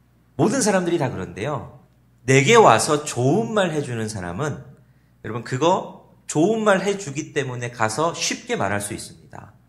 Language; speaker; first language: Korean; native; Korean